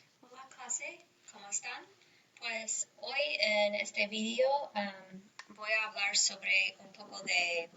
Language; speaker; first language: Spanish; non-native, fluent; English